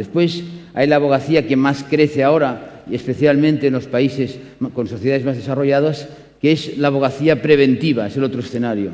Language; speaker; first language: Spanish; native; Spanish